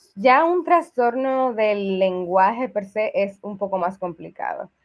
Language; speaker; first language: Spanish; native; Spanish